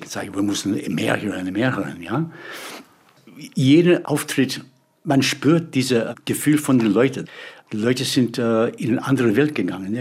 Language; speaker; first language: German; non-native, fluent; English